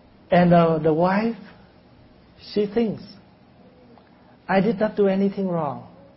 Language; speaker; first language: English; non-native, fluent; Vietnamese